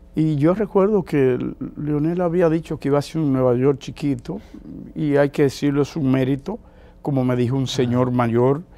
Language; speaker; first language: Spanish; native; Spanish